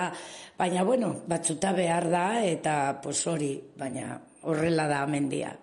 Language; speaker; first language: Basque; non-native, local second language; Spanish